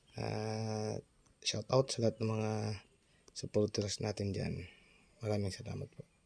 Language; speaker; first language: Filipino; non-native, local second language; Bikol